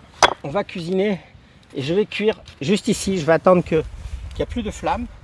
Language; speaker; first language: French; native; French